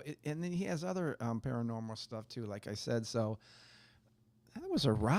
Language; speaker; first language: English; native; English